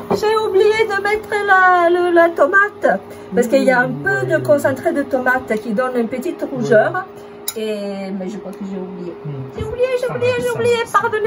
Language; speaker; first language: French; non-native, fluent; Italian